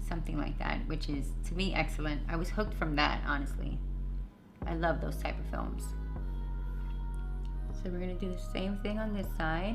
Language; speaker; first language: English; native; English